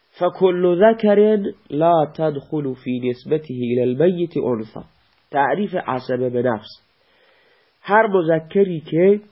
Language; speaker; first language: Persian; non-native, local second language; Baluchi